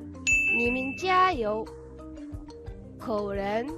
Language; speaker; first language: Chinese; non-native, fluent; Mongolian